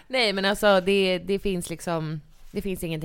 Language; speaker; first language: Swedish; native; Swedish